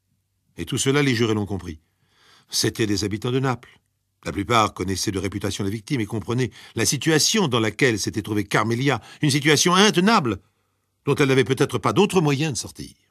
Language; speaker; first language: French; native; French